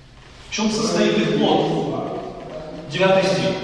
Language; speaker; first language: Russian; native; Russian